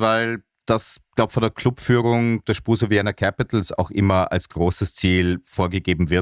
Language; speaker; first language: German; native; German